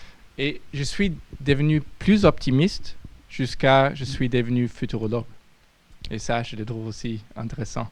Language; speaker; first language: French; non-native, fluent; German